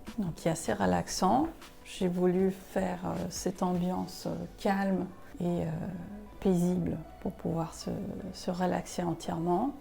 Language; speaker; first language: French; non-native, fluent; Spanish